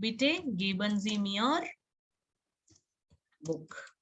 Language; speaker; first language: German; non-native, learner; Hindi